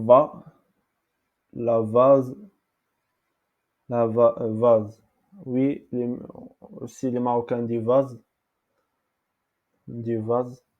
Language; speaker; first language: French; non-native, local second language; Arabic